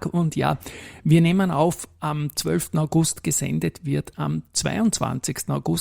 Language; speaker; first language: German; native; German